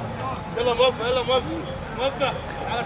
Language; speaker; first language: Arabic; native; Arabic